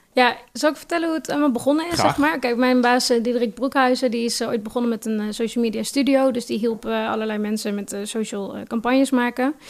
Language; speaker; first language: Dutch; native; Dutch